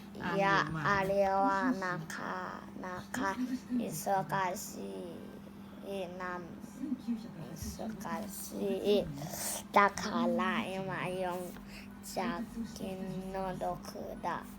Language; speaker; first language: Japanese; non-native, learner; Thai